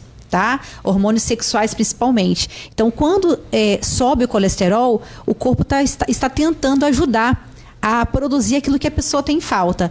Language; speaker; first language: Portuguese; native; Portuguese